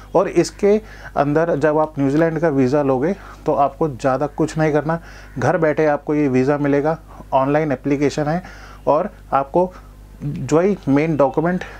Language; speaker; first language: Hindi; non-native, local second language; Gujarati